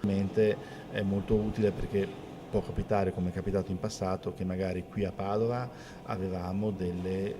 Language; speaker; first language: Italian; native; Italian